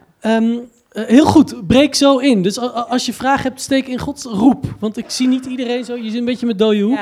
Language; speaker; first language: Dutch; native; Dutch